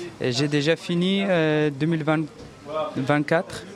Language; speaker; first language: French; non-native, learner; Persian